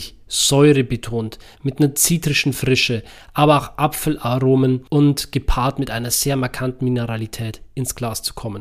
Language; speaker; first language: German; native; German